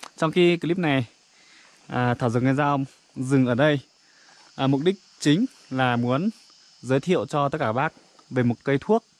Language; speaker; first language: Vietnamese; non-native, local second language; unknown